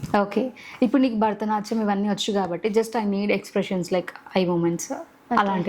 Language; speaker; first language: Telugu; native; Telugu